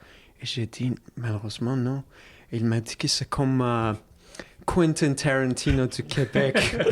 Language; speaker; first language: French; non-native, fluent; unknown